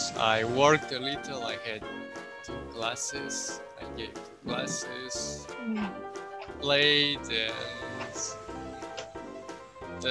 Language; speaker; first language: English; non-native, fluent; Russian